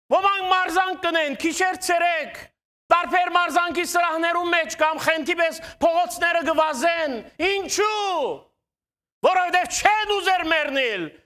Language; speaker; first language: Armenian; native; Armenian